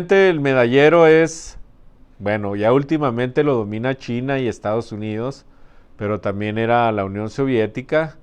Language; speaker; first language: Spanish; native; Spanish